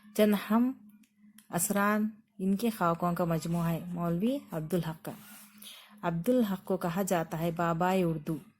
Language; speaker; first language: Urdu; native; Urdu